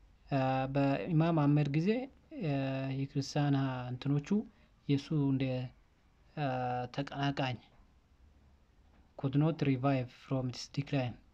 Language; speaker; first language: English; non-native, fluent; Amharic